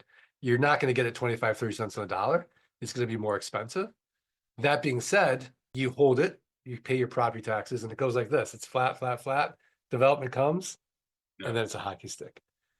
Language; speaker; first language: English; native; English